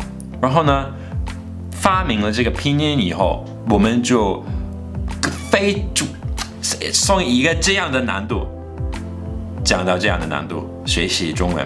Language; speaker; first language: Chinese; non-native, fluent; English